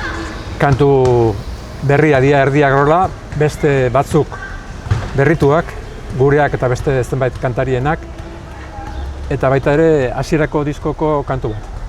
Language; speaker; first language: Basque; native; Basque